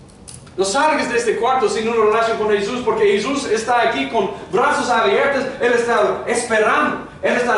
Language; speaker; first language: Spanish; non-native, fluent; English